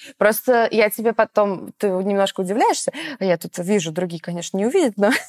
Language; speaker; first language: Russian; native; Russian